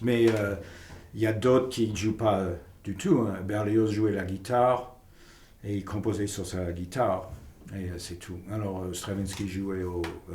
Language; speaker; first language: French; non-native, fluent; English